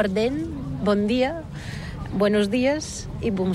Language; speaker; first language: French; non-native, learner; Bulgarian